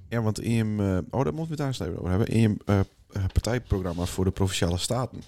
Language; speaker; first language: Dutch; native; Dutch